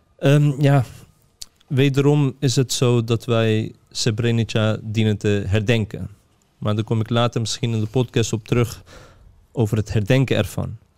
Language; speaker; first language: Dutch; early bilingual, other home language; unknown